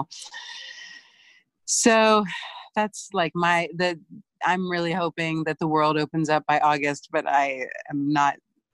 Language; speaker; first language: English; native; English